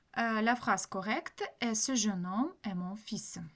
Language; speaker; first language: French; non-native, fluent; Ukrainian